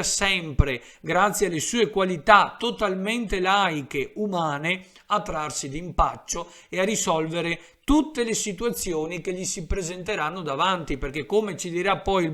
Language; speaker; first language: Italian; native; Italian